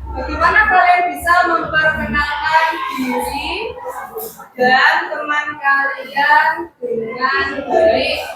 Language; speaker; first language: Indonesian; native; Indonesian